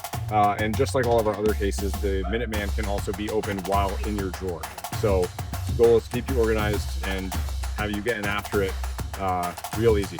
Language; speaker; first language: English; native; English